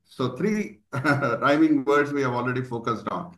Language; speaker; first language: English; non-native, local second language; Telugu